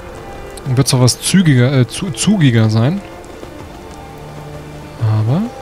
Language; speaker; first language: German; native; German